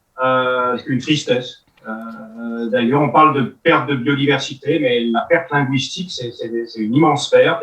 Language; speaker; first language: French; native; French